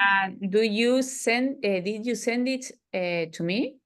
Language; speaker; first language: English; non-native, learner; Spanish